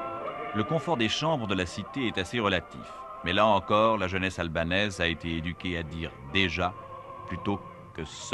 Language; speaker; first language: French; native; French